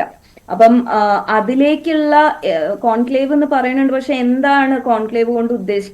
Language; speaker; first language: Malayalam; native; Malayalam